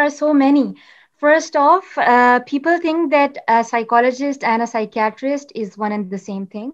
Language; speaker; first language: English; non-native, local second language; Urdu